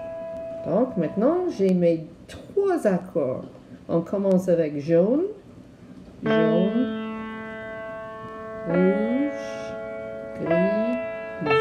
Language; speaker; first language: French; non-native, learner; English